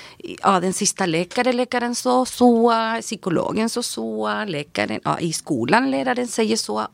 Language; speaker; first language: Swedish; non-native, fluent; Spanish